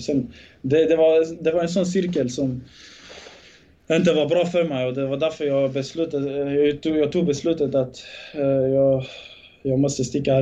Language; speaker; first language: Swedish; early bilingual, other home language; Bosnian